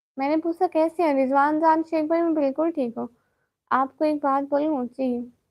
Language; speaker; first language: Urdu; non-native, local second language; Punjabi